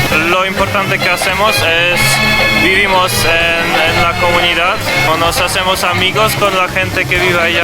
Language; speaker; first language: Spanish; non-native, fluent; Polish